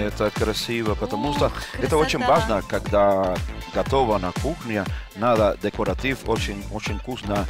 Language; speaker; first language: Russian; non-native, learner; Spanish